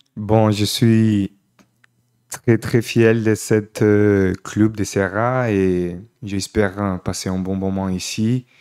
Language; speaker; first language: French; non-native, learner; Portuguese